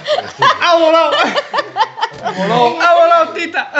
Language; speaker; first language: Spanish; native; Spanish